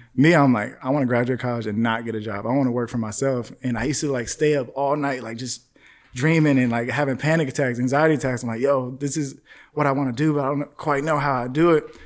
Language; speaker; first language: English; native; English